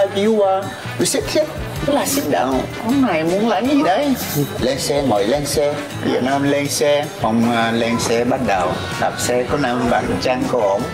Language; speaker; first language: Vietnamese; non-native, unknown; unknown